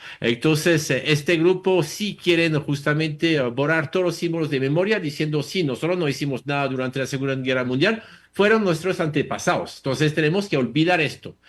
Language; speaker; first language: Spanish; non-native, fluent; French